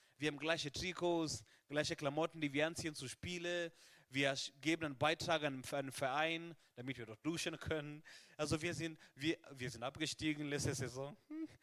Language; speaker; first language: German; non-native, fluent; Swahili